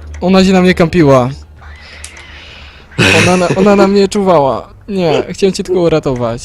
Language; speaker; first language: Polish; native; Polish